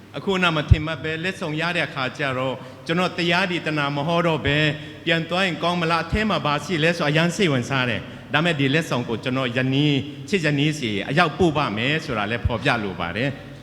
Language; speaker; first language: Burmese; non-native, local second language; Lahu